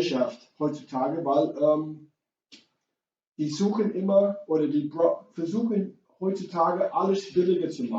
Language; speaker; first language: German; non-native, fluent; English